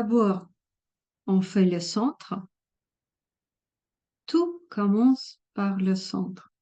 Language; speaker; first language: French; non-native, fluent; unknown